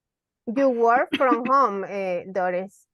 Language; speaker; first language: English; non-native, learner; Spanish